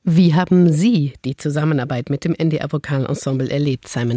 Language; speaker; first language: German; native; German